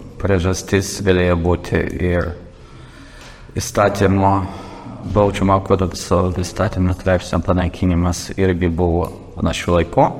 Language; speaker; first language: Lithuanian; non-native, local second language; Russian